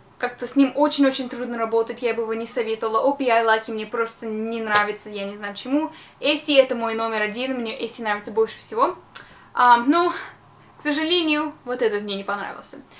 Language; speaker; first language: Russian; early bilingual, heritage; Russian